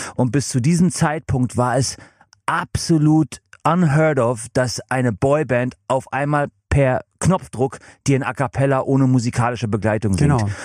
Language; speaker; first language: German; non-native, fluent; English